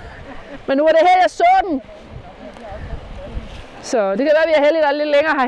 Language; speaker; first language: Danish; native; Danish